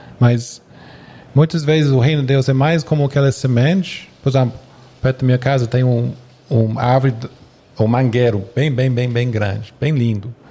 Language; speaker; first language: Portuguese; non-native, fluent; English